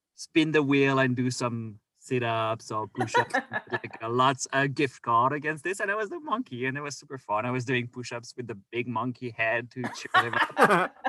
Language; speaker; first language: English; non-native, fluent; French